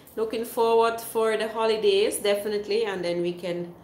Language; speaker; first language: English; non-native, fluent; Swiss German